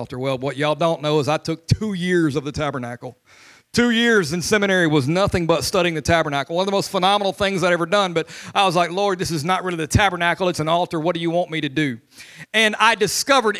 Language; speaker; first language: English; native; English